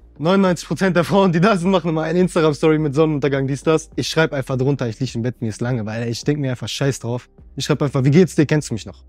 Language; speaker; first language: German; native; German